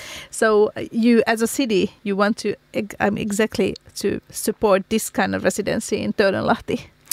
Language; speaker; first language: English; non-native, fluent; Finnish